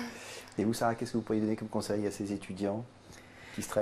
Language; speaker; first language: French; native; French